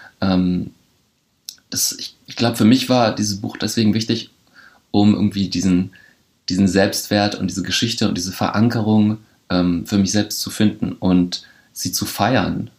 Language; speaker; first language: German; early bilingual, other home language; Polish